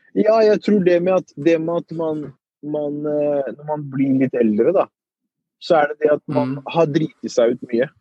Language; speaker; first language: Norwegian; early bilingual, other home language; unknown